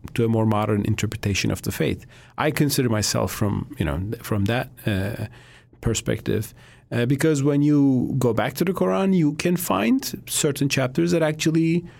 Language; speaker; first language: English; non-native, fluent; Turkish